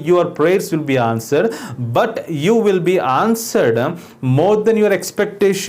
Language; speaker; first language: English; non-native, local second language; Telugu